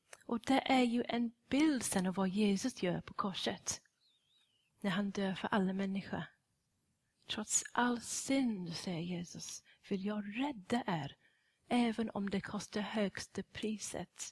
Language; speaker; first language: Swedish; non-native, fluent; English